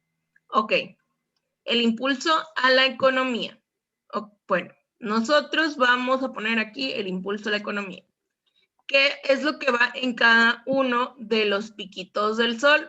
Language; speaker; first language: Spanish; native; Spanish